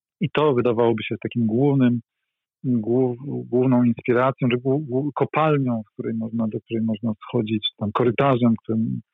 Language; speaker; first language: Polish; native; Polish